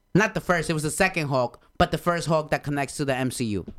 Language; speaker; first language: English; non-native, fluent; Spanish